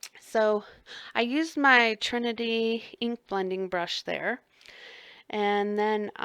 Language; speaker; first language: English; native; English